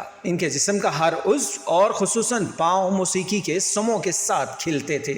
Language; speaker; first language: Urdu; native; Urdu